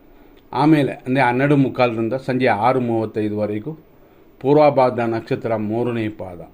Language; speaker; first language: Kannada; native; Kannada